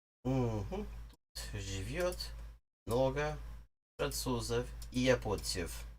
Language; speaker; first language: Russian; non-native, learner; English